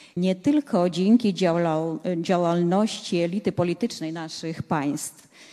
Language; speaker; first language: Polish; non-native, local second language; Lithuanian